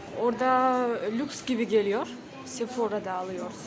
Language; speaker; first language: Turkish; non-native, fluent; Kyrgyz